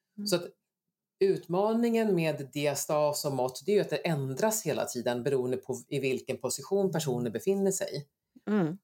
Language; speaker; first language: Swedish; native; Swedish